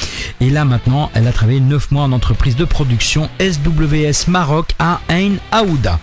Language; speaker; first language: French; native; French